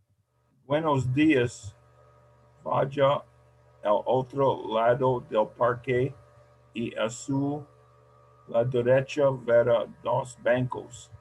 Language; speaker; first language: Spanish; non-native, learner; English